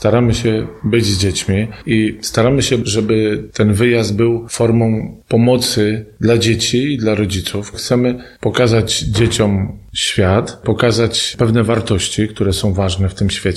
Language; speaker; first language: Polish; native; Polish